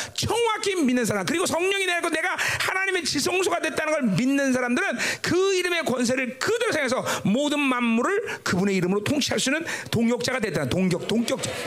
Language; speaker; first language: Korean; native; Korean